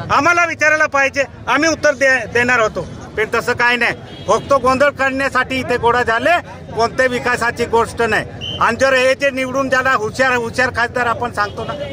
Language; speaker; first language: Marathi; non-native, local second language; Bhili